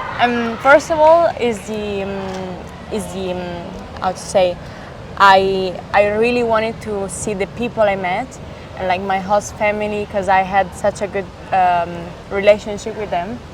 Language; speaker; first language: English; non-native, fluent; Italian